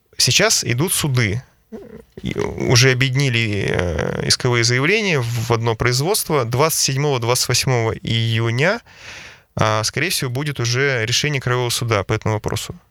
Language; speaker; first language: Russian; native; Russian